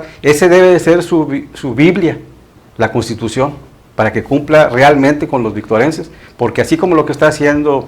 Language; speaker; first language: Spanish; native; Spanish